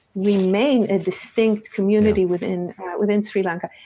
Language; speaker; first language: English; early bilingual, other home language; Hebrew